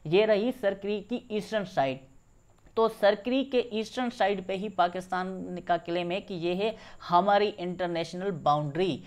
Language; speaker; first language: Urdu; non-native, local second language; Sindhi